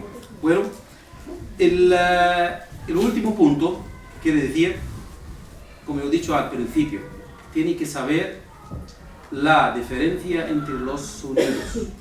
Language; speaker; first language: Spanish; non-native, fluent; Arabic